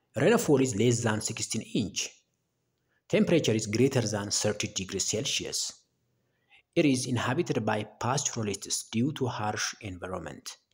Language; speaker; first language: English; non-native, local second language; Amharic